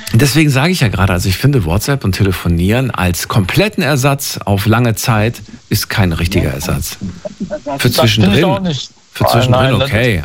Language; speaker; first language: German; native; German